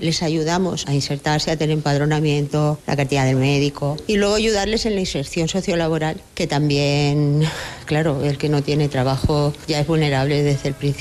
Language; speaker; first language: Spanish; native; Spanish